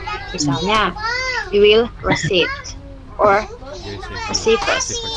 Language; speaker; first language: English; non-native, learner; Indonesian